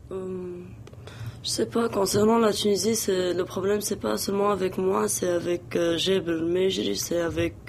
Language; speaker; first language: French; non-native, local second language; Arabic